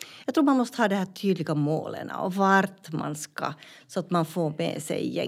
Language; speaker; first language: Swedish; non-native, fluent; Finnish